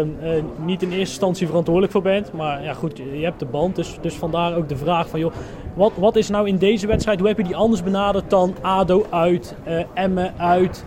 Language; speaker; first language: Dutch; native; Dutch